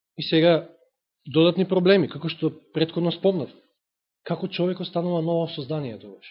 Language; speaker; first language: Macedonian; native; Macedonian